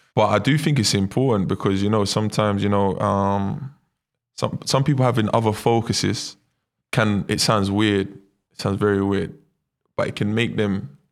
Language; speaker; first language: English; native; English